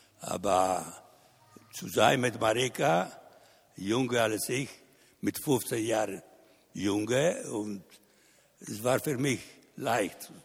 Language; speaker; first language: German; non-native, learner; Italian